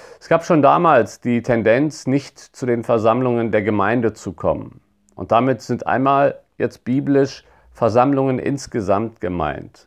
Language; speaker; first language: German; native; German